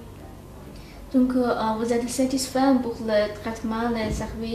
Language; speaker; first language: French; non-native, learner; Chinese